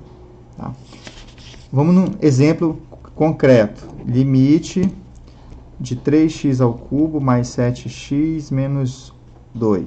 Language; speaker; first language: Portuguese; native; Portuguese